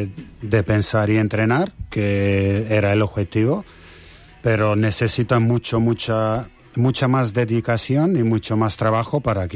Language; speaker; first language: Spanish; non-native, fluent; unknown